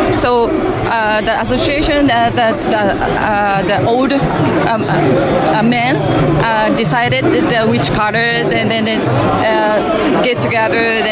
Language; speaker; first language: English; non-native, learner; Japanese